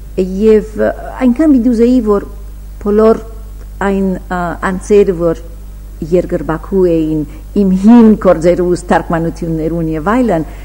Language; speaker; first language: Armenian; early bilingual, heritage; Armenian